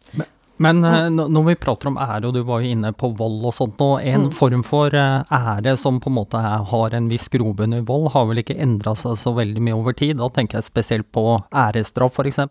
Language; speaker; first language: Norwegian; native; Norwegian